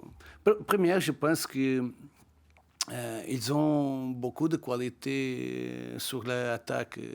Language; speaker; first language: French; non-native, learner; Portuguese